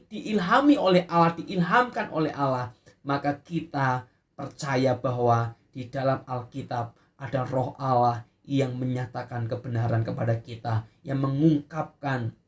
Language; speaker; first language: Indonesian; native; Indonesian